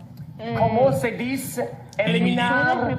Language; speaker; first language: Spanish; non-native, learner; English